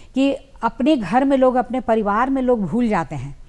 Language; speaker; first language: Hindi; native; Hindi